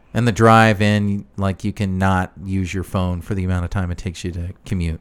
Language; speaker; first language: English; native; English